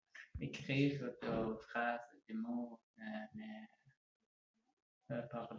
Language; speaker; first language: French; non-native, learner; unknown